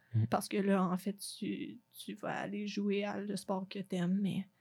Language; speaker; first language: French; non-native, fluent; English